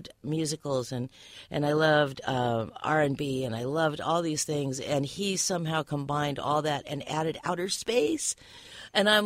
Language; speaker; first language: English; native; English